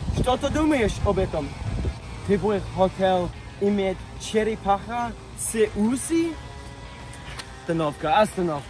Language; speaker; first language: Russian; non-native, learner; English